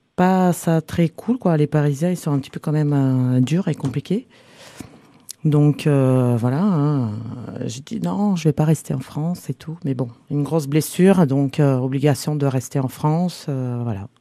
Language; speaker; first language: French; non-native, fluent; Bulgarian